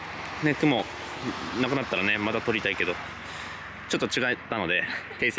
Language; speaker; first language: Japanese; native; Japanese